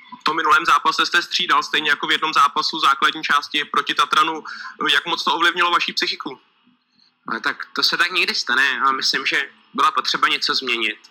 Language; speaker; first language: Czech; native; Czech